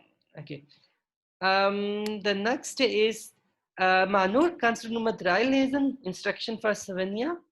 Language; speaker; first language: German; non-native, fluent; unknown